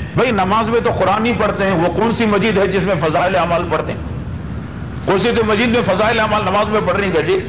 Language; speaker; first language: Urdu; native; Urdu